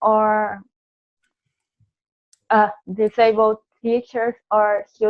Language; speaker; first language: English; non-native, fluent; Portuguese